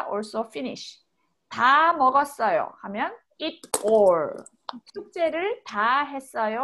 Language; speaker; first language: Korean; native; Korean